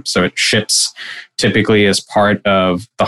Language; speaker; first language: English; non-native, local second language; Bangla